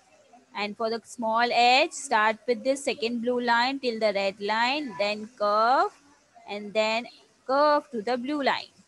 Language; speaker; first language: English; non-native, local second language; Hindi